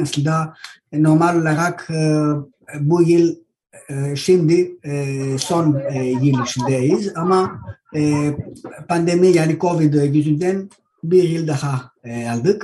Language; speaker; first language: Turkish; non-native, fluent; Greek